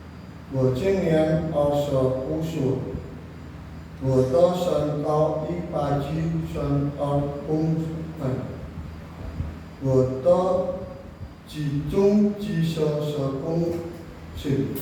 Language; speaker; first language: Chinese; non-native, learner; Indonesian